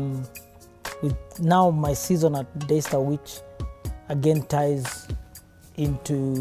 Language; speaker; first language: English; non-native, local second language; Kikuyu